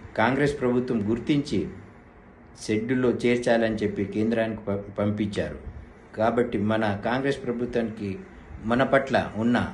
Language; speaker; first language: Telugu; non-native, local second language; Lambadi